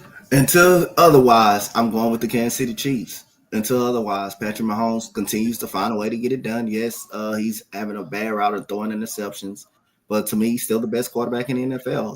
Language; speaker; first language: English; native; English